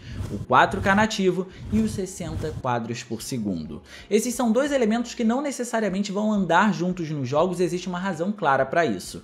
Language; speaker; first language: Portuguese; native; Portuguese